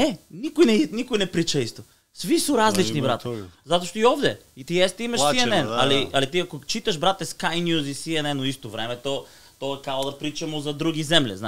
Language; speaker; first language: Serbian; non-native, learner; Bulgarian